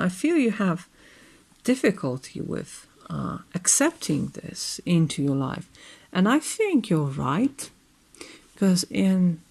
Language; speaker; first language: English; non-native, fluent; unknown